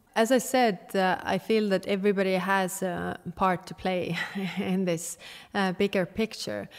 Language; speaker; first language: English; non-native, fluent; Estonian